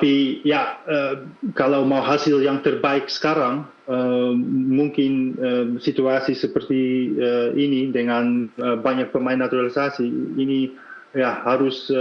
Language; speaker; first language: Indonesian; non-native, fluent; Dutch